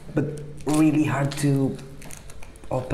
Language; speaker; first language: English; non-native, learner; Indonesian